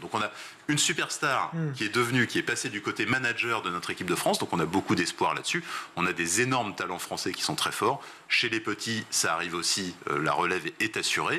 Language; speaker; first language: French; native; French